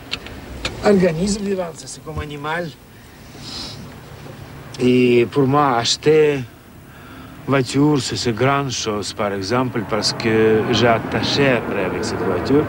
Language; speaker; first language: French; non-native, learner; Russian